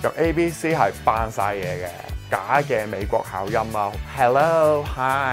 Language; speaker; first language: Chinese; non-native, fluent; English